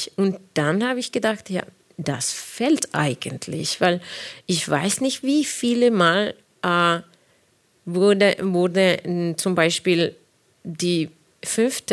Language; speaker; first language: German; non-native, fluent; Spanish